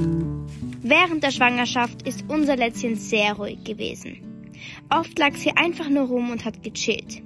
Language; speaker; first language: German; native; German